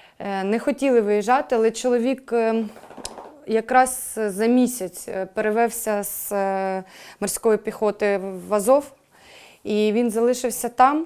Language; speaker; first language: Ukrainian; non-native, local second language; Russian